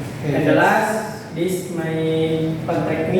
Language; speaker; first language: English; non-native, learner; Indonesian